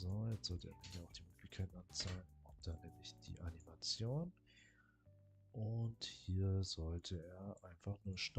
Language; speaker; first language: German; native; German